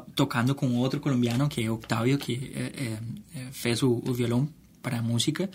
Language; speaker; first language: Portuguese; non-native, fluent; Spanish